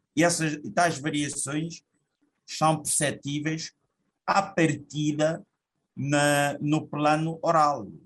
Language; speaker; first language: Portuguese; native; Portuguese